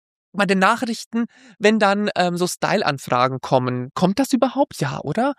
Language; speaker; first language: German; native; German